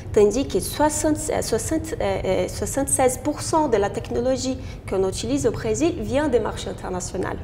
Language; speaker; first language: French; non-native, fluent; Portuguese